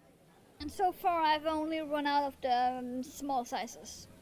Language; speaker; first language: English; non-native, fluent; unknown